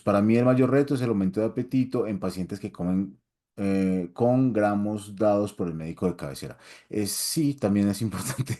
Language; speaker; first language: Spanish; native; Spanish